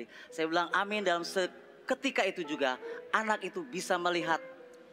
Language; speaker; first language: Indonesian; native; Indonesian